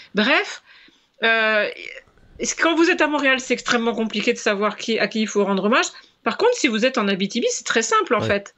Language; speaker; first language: French; native; French